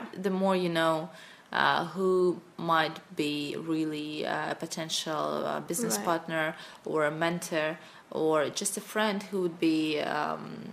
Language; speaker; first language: English; non-native, fluent; Russian